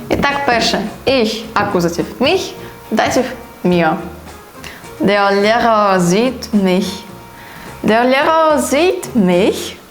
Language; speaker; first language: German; non-native, fluent; Ukrainian